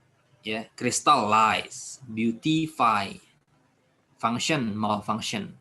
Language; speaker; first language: English; non-native, fluent; Indonesian